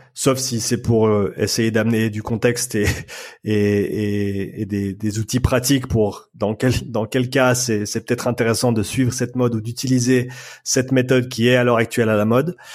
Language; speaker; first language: French; native; French